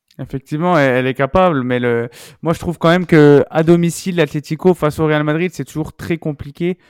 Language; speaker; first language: French; native; French